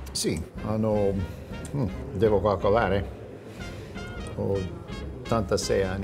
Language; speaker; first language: Italian; non-native, fluent; English